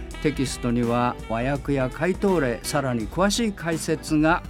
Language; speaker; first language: Japanese; native; Japanese